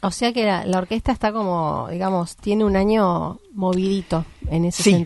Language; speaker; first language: Spanish; native; Spanish